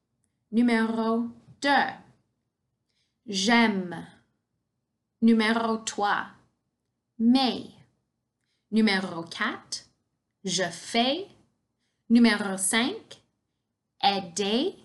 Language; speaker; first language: French; non-native, fluent; English